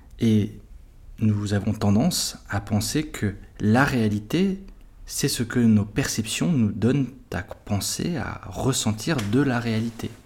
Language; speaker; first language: French; native; French